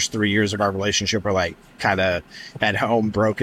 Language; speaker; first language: English; native; English